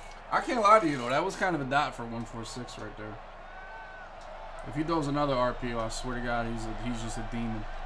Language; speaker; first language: English; native; English